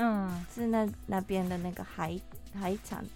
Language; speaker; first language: Chinese; non-native, fluent; Japanese